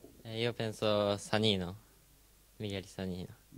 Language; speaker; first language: Italian; non-native, learner; Japanese